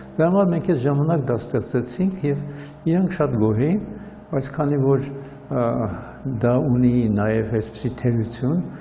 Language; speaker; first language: Armenian; native; Armenian